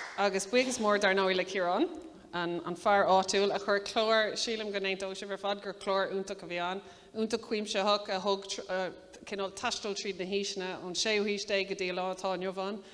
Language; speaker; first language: Irish; non-native, local second language; English